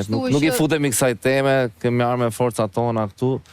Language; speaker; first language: Albanian; native; Albanian